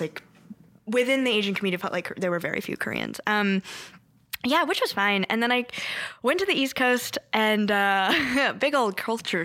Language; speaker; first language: English; early bilingual, other home language; Korean